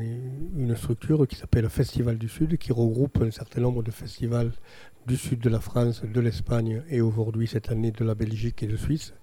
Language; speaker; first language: French; native; French